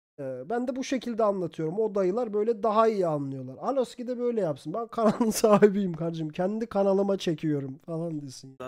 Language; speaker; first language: Turkish; native; Turkish